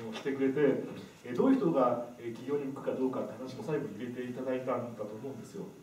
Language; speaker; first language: Japanese; native; Japanese